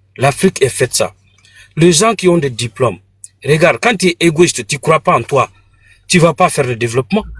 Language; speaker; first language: French; non-native, local second language; Bambara